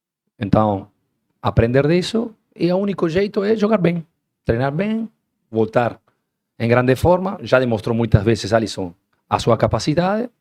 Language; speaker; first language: Portuguese; non-native, learner; Spanish